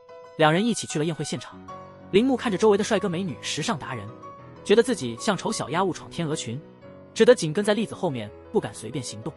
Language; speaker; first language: Chinese; native; Chinese